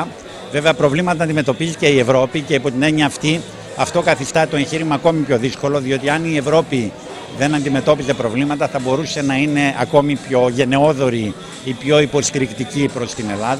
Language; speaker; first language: Greek; native; Greek